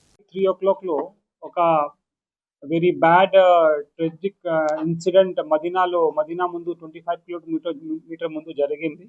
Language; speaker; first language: Telugu; non-native, local second language; Urdu